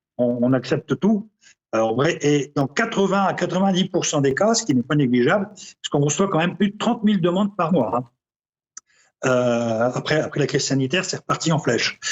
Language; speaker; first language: French; native; French